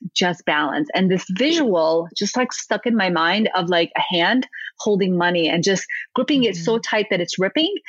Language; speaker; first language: English; early bilingual, other home language; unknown